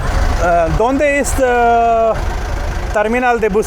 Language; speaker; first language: Spanish; non-native, learner; Hindi